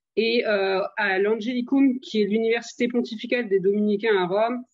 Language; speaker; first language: French; native; French